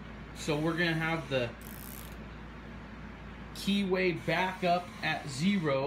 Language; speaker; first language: English; native; English